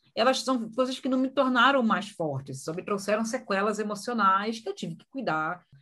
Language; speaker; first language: Portuguese; native; Portuguese